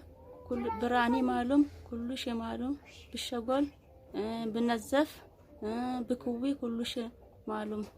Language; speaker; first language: Arabic; non-native, learner; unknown